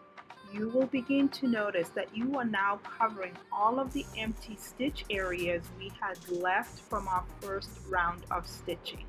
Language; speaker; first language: English; native; English